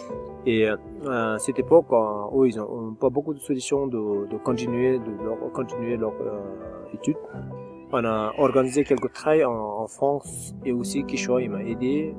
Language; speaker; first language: French; non-native, fluent; Nepali